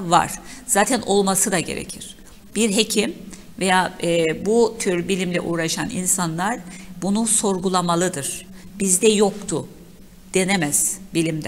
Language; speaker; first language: Turkish; native; Turkish